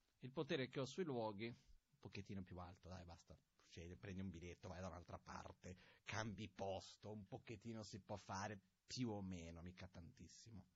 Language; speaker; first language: Italian; non-native, fluent; Portuguese